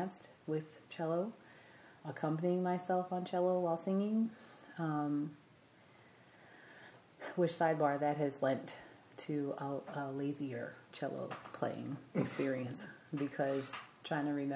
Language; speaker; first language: English; native; English